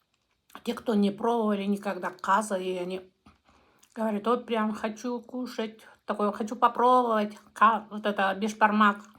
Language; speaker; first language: Russian; non-native, local second language; Kazakh